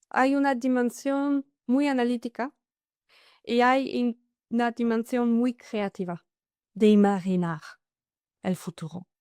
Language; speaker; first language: Spanish; non-native, fluent; French